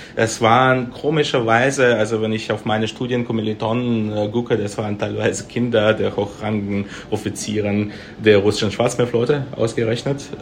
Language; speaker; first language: German; non-native, fluent; Russian